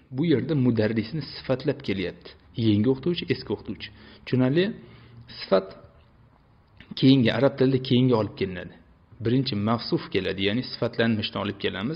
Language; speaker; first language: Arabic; non-native, fluent; Uzbek